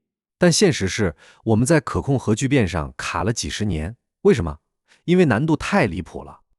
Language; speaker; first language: Chinese; native; Chinese